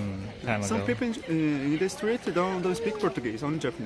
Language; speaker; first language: English; non-native, learner; Portuguese